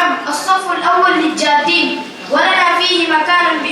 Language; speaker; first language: Arabic; non-native, learner; Urdu